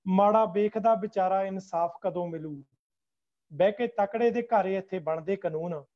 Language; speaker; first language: Hindi; native; Hindi